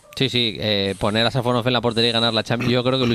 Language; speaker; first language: Spanish; native; Spanish